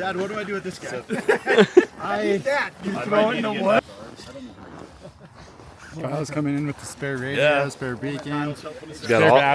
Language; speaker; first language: English; native; English